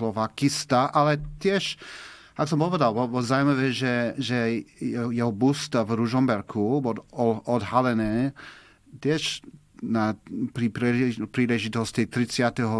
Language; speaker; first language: Slovak; non-native, fluent; English